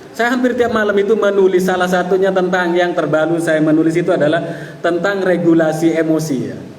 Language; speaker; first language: Indonesian; non-native, local second language; Madurese